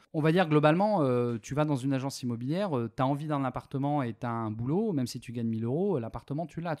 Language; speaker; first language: French; native; French